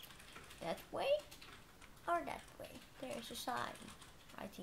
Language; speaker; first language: English; non-native, fluent; Finnish